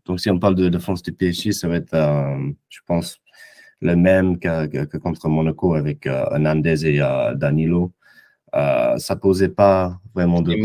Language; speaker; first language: French; non-native, fluent; English